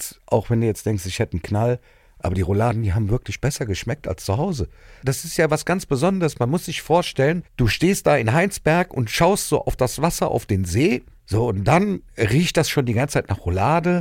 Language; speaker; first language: German; native; German